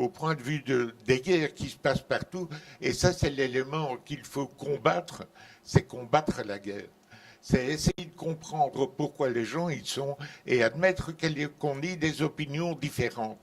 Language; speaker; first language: French; native; French